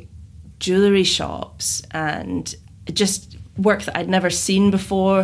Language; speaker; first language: English; native; English